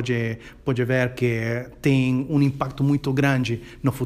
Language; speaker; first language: Portuguese; non-native, fluent; Spanish